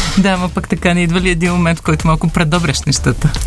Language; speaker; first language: Bulgarian; native; Bulgarian